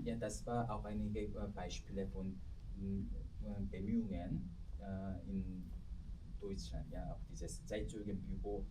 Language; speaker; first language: German; non-native, fluent; Korean